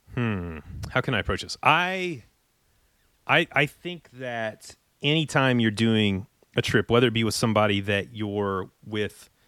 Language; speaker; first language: English; native; English